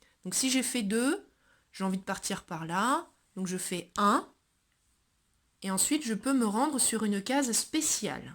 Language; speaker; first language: French; native; French